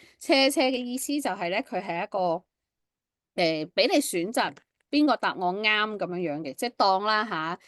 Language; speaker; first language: Cantonese; native; Cantonese